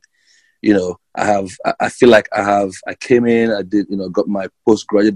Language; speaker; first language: English; non-native, local second language; Igbo